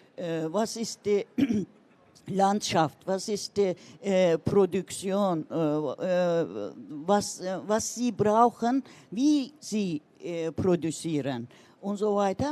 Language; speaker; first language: German; non-native, learner; Turkish